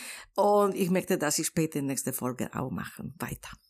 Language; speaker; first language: German; non-native, learner; Polish